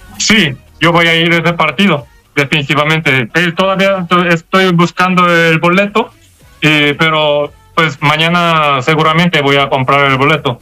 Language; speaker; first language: Spanish; non-native, learner; Korean